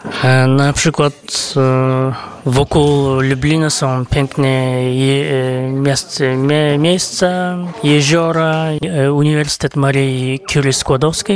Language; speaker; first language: Polish; non-native, fluent; Kazakh